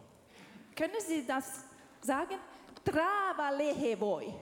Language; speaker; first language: German; non-native, learner; Finnish